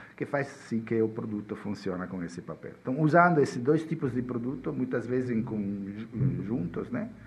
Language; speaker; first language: Portuguese; non-native, fluent; Italian